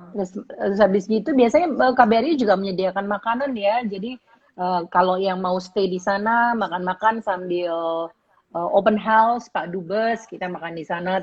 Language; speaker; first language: Indonesian; native; Indonesian